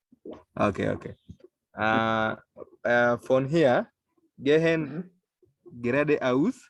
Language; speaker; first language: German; non-native, learner; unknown